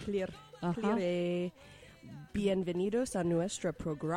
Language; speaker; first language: Spanish; non-native, learner; English